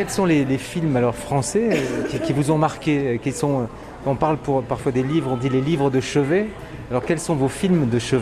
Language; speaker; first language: French; native; French